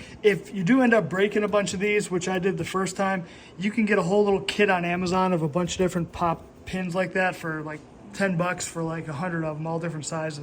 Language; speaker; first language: English; native; English